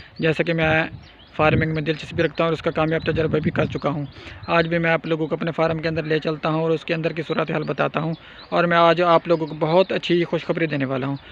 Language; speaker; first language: Urdu; non-native, local second language; Saraiki